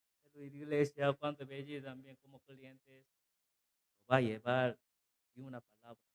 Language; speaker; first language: Spanish; non-native, learner; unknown